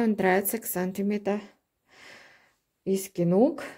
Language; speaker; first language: German; non-native, learner; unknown